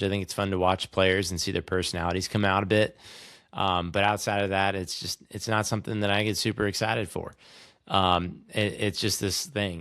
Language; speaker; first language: English; native; English